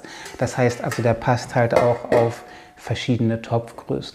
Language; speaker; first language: German; native; German